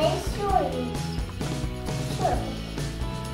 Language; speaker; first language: Russian; early bilingual, heritage; Russian